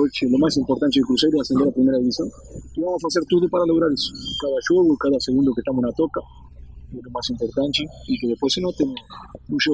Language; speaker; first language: Portuguese; non-native, learner; Spanish